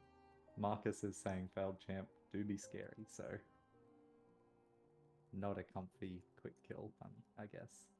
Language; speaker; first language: English; native; English